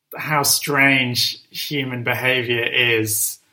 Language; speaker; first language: English; native; English